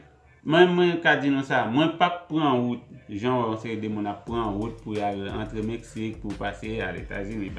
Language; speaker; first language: French; non-native, local second language; Haitian Creole